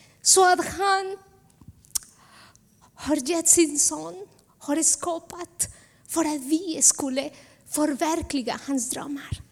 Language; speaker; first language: Swedish; non-native, fluent; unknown